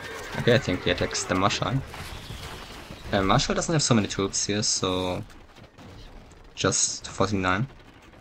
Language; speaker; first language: English; non-native, fluent; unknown